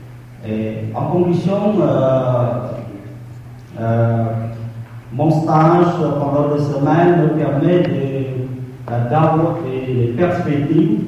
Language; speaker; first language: French; non-native, fluent; Khmer